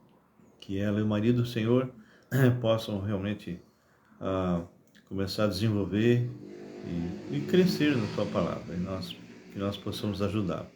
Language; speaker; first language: Portuguese; native; Portuguese